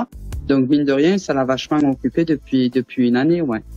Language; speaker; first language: French; native; French